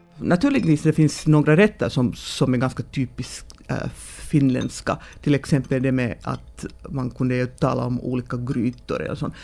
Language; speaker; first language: Swedish; non-native, local second language; Finnish